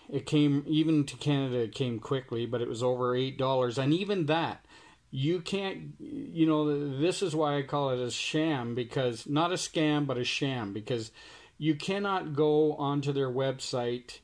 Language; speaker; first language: English; native; English